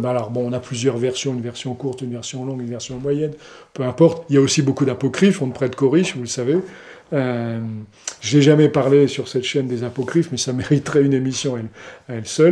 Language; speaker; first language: French; native; French